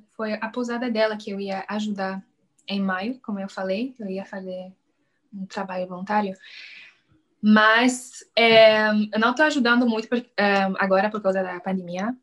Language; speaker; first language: Portuguese; non-native, fluent; English